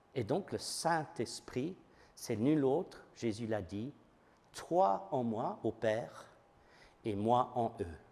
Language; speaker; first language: French; non-native, fluent; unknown